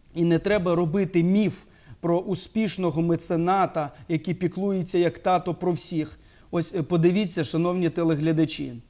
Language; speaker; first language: Ukrainian; native; Ukrainian